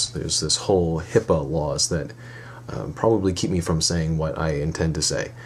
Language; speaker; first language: English; native; English